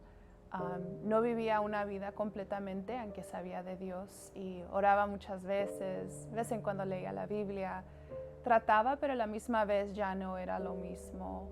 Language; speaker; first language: Spanish; early bilingual, heritage; Spanish